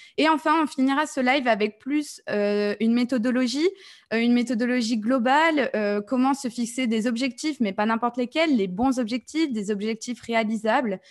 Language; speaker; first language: French; native; French